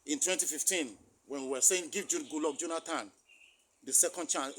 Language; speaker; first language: English; non-native, local second language; Yoruba